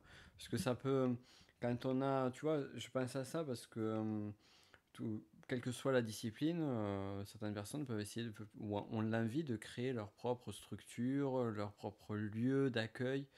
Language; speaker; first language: French; native; French